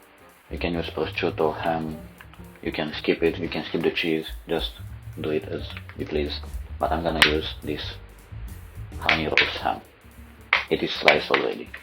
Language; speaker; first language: English; non-native, fluent; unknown